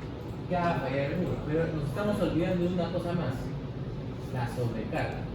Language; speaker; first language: Spanish; native; Spanish